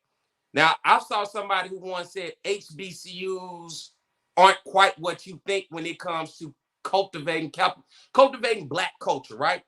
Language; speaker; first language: English; native; English